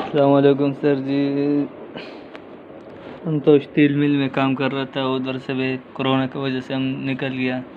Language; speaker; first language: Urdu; non-native, local second language; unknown